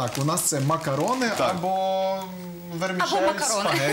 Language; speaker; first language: Ukrainian; native; Ukrainian